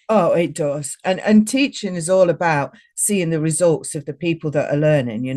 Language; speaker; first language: English; native; English